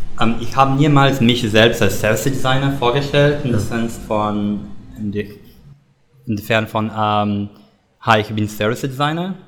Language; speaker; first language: German; non-native, learner; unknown